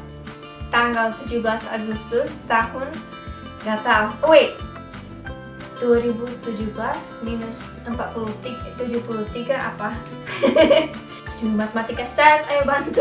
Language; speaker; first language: Indonesian; early bilingual, other home language; English